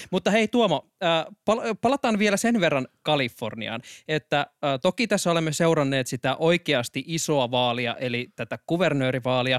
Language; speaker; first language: Finnish; native; Finnish